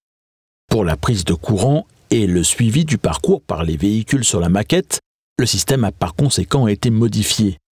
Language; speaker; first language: French; native; French